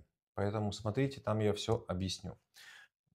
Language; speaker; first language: Russian; native; Russian